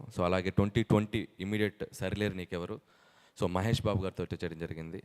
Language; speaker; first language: Telugu; native; Telugu